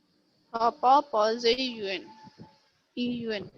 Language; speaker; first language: Chinese; non-native, learner; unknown